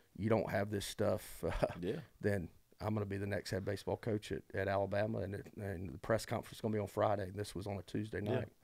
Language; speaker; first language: English; native; English